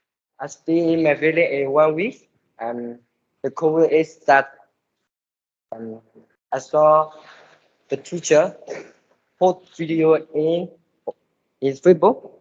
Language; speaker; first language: English; non-native, learner; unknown